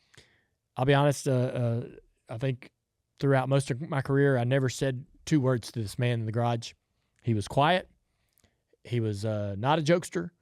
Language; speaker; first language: English; native; English